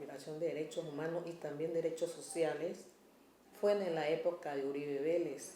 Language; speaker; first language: Spanish; native; Spanish